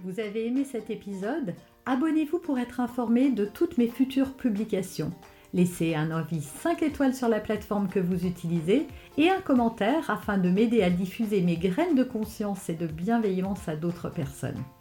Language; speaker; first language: French; native; French